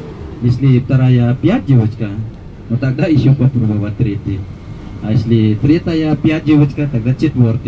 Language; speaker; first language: Russian; non-native, learner; Balinese